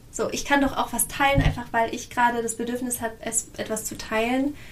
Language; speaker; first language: German; native; German